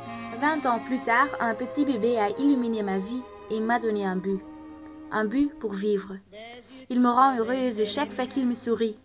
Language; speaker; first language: French; non-native, learner; Dutch